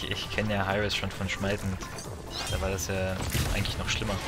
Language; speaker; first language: German; native; German